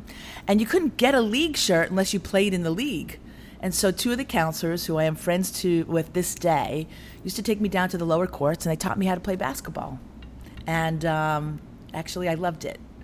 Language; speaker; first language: English; native; English